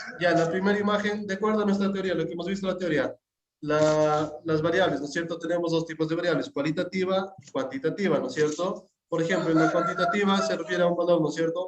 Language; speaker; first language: Spanish; native; Spanish